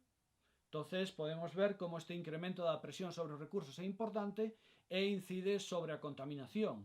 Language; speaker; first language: Galician; non-native, local second language; Spanish